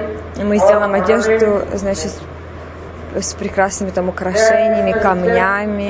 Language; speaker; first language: Russian; non-native, fluent; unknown